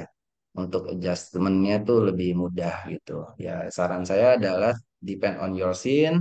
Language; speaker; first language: Indonesian; native; Indonesian